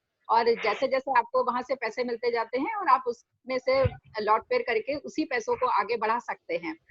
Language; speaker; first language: Hindi; native; Hindi